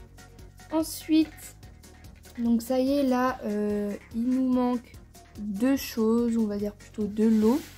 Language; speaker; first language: French; native; French